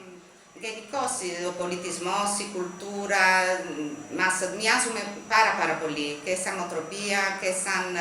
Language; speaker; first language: Greek; non-native, fluent; Italian